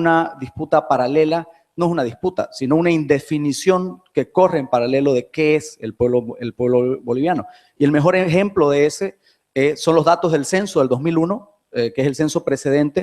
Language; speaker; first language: Spanish; native; Spanish